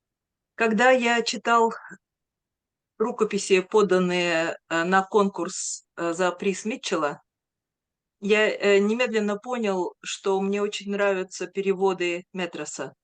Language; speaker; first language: Russian; native; Russian